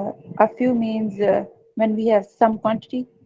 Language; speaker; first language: English; non-native, learner; Urdu